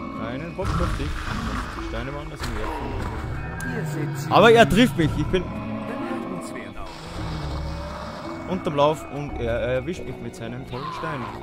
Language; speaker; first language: German; native; German